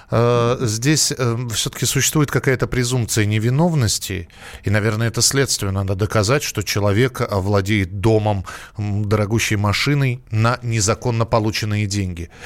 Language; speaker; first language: Russian; native; Russian